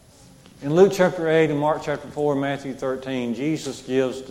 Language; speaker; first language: English; native; English